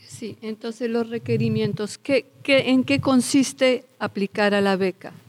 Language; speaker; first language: Spanish; early bilingual, heritage; Spanish